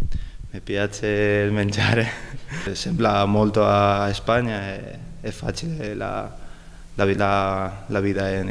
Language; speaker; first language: Italian; non-native, learner; Spanish